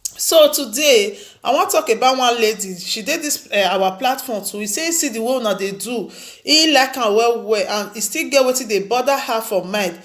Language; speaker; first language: Nigerian Pidgin; non-native, local second language; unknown